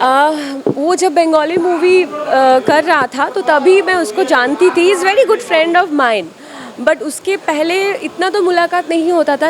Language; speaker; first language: Hindi; non-native, local second language; Bangla